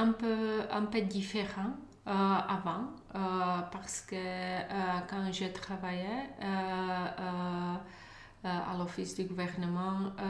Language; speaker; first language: French; non-native, learner; Czech